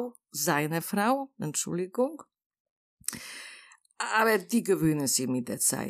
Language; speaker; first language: German; non-native, learner; Polish